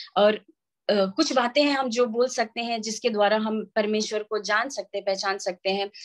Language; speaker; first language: Hindi; non-native, local second language; Santali